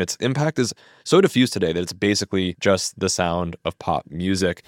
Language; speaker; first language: English; native; English